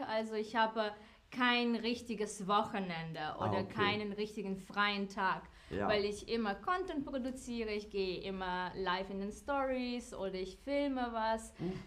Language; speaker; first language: German; non-native, fluent; Ukrainian